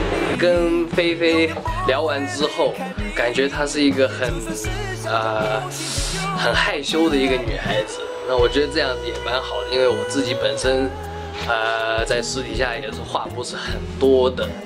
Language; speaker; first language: Chinese; non-native, fluent; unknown